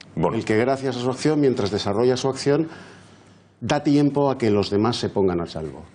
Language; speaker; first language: Spanish; native; Spanish